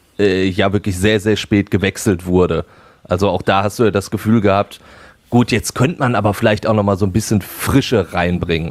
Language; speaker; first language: German; native; German